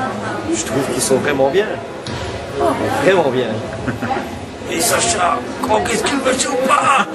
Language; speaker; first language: French; non-native, local second language; Dutch